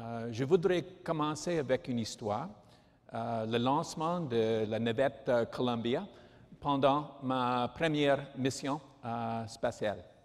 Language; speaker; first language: French; non-native, learner; English